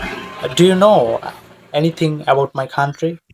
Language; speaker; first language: English; non-native, learner; Bangla